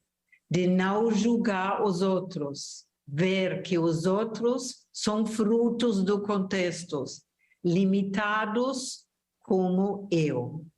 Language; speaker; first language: Portuguese; non-native, fluent; German